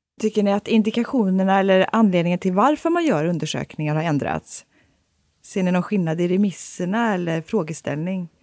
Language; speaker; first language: Swedish; native; Swedish